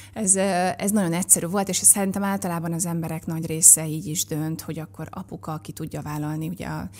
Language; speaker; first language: Hungarian; native; Hungarian